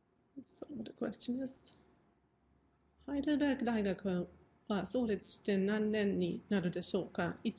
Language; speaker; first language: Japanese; non-native, fluent; German